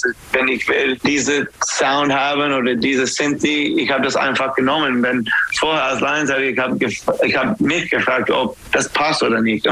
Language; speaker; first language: German; non-native, fluent; English